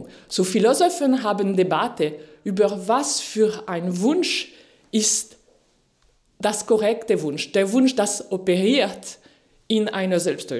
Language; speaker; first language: German; non-native, fluent; French